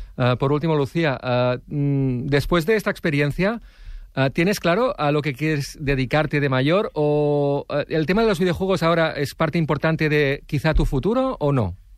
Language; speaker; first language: Spanish; non-native, local second language; Catalan